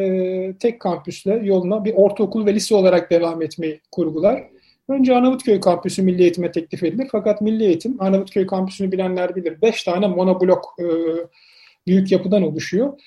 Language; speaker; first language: Turkish; native; Turkish